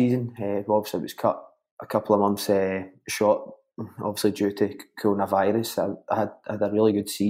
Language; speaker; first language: English; native; English